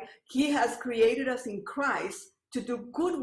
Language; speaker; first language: English; non-native, fluent; Spanish